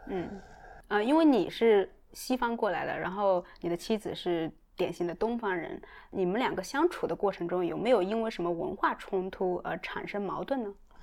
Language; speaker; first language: Chinese; native; Chinese